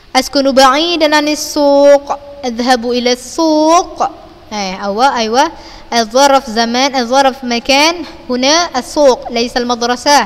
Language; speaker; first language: Arabic; non-native, fluent; Indonesian